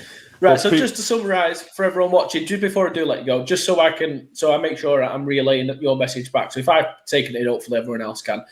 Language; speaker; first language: English; native; English